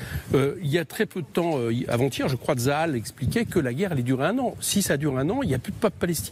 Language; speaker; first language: French; native; French